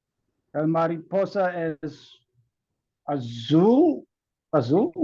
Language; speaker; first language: Spanish; non-native, learner; English